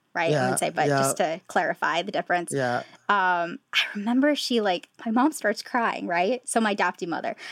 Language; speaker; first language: English; native; English